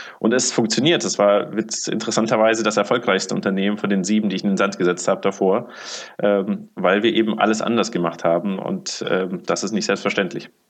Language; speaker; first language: German; early bilingual, other home language; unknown